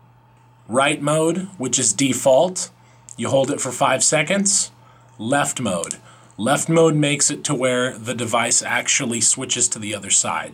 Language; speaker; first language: English; native; English